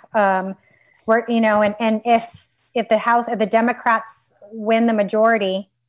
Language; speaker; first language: English; native; English